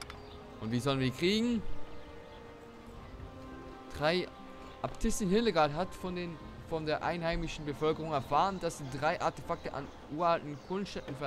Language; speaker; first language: German; native; German